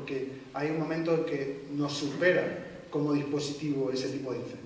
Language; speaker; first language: Spanish; native; Spanish